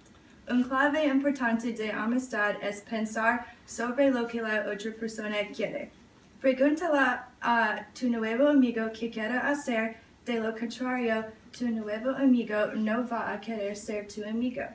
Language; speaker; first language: Spanish; non-native, learner; English